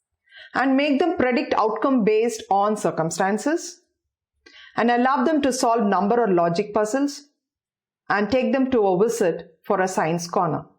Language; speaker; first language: English; non-native, local second language; Tamil